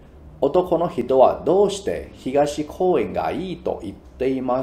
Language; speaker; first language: Japanese; non-native, fluent; Chinese